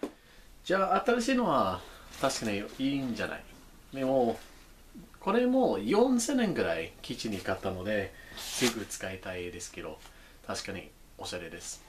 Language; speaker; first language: Japanese; non-native, learner; English